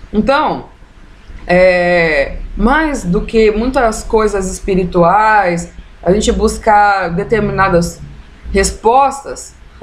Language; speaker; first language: Portuguese; native; Portuguese